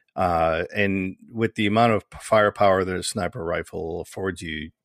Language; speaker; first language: English; native; English